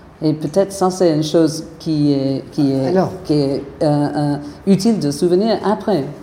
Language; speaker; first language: French; non-native, fluent; English